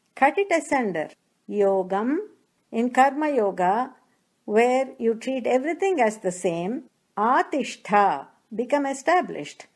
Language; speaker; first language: English; non-native, local second language; Telugu